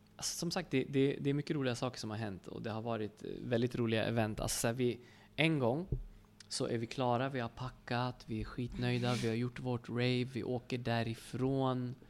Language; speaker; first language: Swedish; early bilingual, other home language; Kurdish